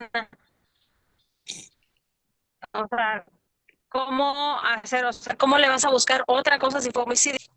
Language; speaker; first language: Spanish; native; Spanish